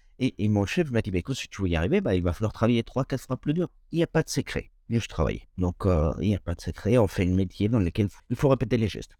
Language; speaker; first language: French; non-native, fluent; Spanish